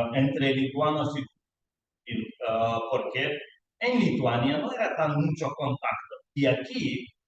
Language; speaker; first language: Spanish; non-native, learner; Lithuanian